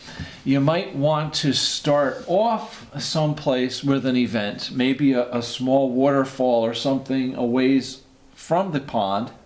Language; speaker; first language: English; native; English